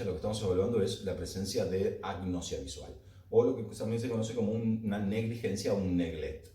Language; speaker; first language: Spanish; native; Spanish